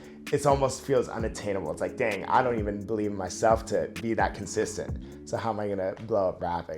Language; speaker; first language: English; native; English